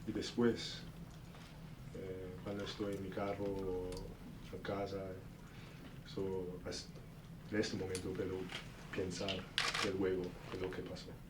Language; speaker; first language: Spanish; early bilingual, heritage; English